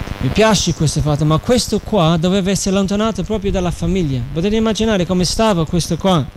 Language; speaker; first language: Italian; non-native, fluent; English